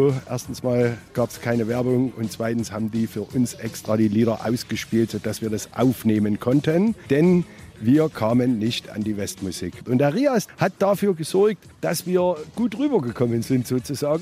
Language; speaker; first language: German; native; German